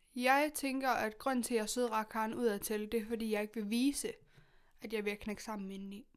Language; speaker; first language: Danish; native; Danish